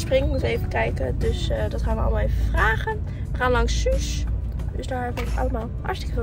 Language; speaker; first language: Dutch; native; Dutch